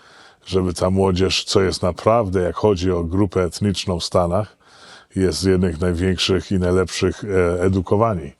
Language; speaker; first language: Polish; early bilingual, heritage; Polish